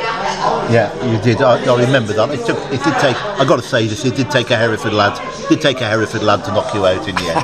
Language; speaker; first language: English; native; English